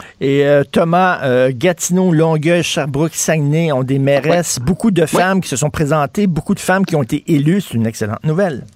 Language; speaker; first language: French; native; French